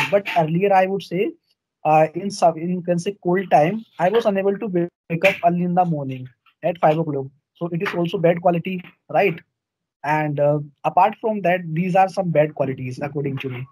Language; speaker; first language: English; non-native, learner; Hindi